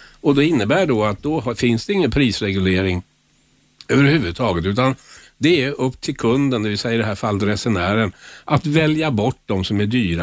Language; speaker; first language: Swedish; native; Swedish